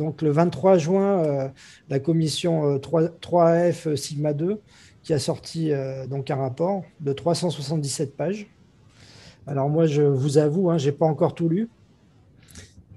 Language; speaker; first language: French; native; French